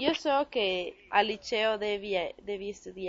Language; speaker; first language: Italian; non-native, learner; Spanish